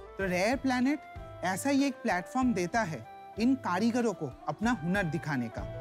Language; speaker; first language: Hindi; non-native, local second language; Bangla